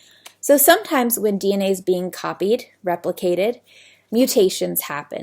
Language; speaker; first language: English; native; English